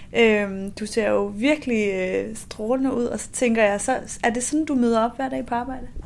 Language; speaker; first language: Danish; native; Danish